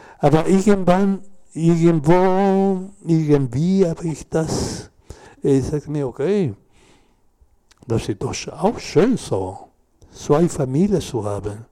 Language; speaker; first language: German; non-native, learner; Spanish